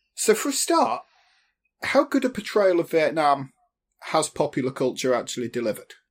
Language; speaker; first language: English; native; English